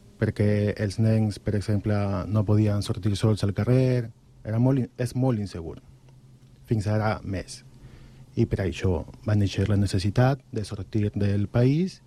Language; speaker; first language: Catalan; non-native, learner; Spanish